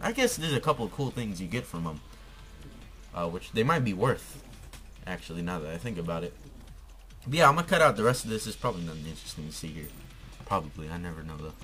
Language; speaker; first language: English; native; English